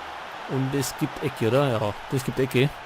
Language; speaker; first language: German; native; German